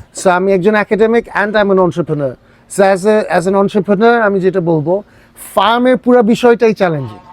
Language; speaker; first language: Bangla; early bilingual, heritage; Bangla